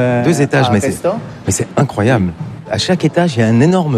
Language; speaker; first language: French; native; French